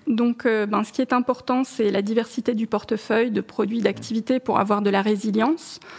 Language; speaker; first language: French; early bilingual, other home language; Arabic